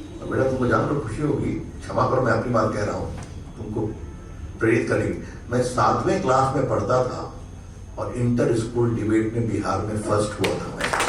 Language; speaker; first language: Hindi; native; Hindi